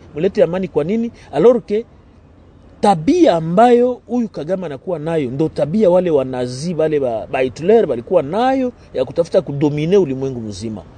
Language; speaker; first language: Swahili; native; Swahili